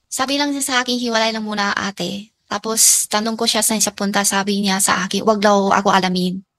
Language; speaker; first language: Filipino; non-native, learner; Chinese